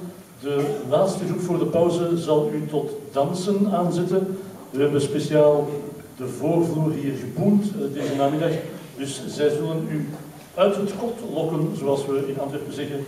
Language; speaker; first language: Dutch; native; Dutch